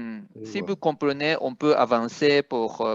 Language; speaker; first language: French; non-native, fluent; Japanese